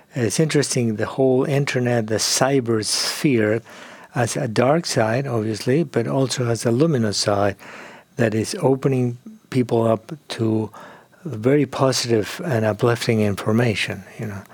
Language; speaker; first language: English; non-native, fluent; Spanish